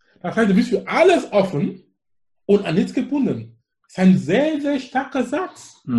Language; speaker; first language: German; non-native, fluent; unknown